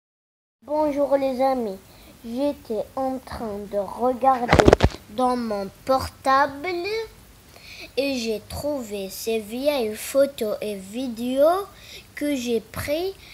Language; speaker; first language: French; non-native, local second language; Arabic